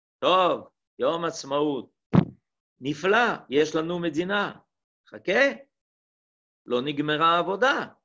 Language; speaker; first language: Hebrew; non-native, fluent; French